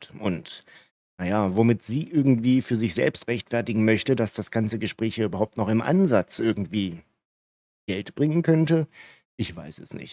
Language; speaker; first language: German; native; German